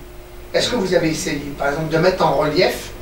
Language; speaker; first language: French; native; French